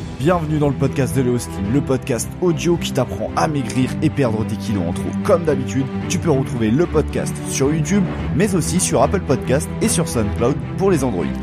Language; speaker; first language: French; native; French